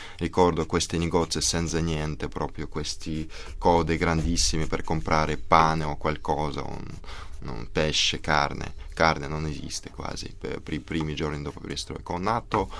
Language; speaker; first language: Italian; non-native, learner; Russian